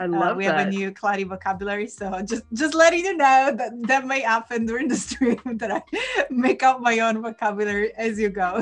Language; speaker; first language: English; non-native, fluent; Italian